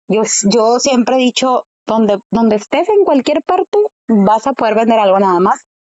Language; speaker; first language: Spanish; early bilingual, heritage; Spanish